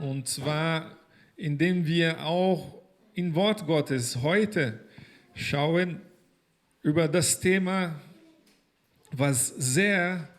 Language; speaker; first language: German; non-native, fluent; Portuguese